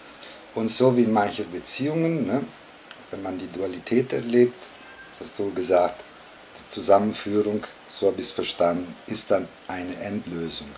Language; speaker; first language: German; non-native, fluent; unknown